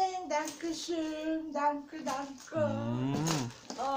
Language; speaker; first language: German; non-native, learner; Filipino